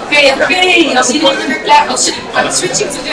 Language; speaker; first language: Dutch; non-native, fluent; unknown